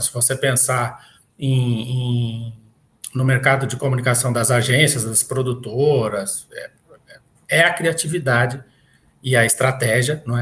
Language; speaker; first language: Portuguese; native; Portuguese